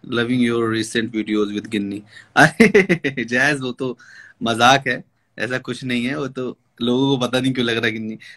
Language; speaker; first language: Hindi; native; Hindi